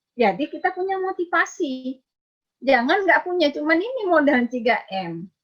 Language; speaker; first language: Indonesian; native; Indonesian